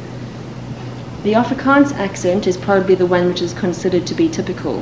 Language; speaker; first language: English; native; English